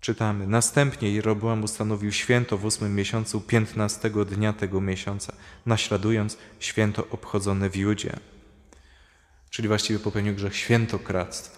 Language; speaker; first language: Polish; native; Polish